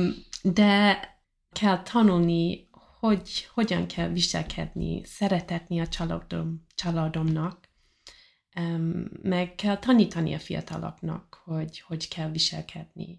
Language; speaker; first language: Hungarian; non-native, learner; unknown